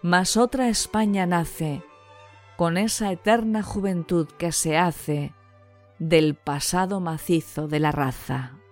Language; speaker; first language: Spanish; non-native, local second language; Basque